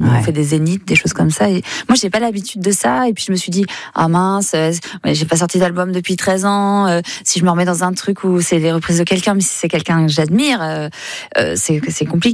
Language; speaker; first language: French; native; French